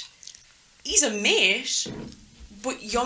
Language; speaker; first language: English; native; English